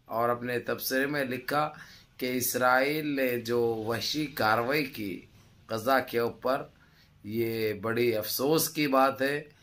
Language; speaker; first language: Urdu; native; Urdu